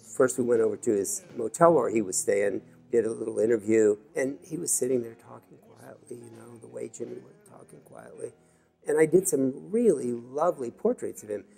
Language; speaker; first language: English; native; English